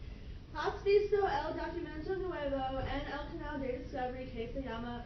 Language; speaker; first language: Spanish; non-native, learner; English